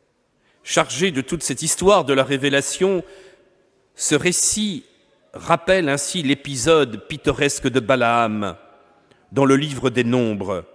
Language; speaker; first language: French; native; French